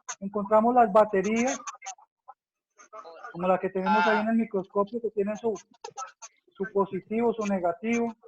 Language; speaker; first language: Spanish; native; Spanish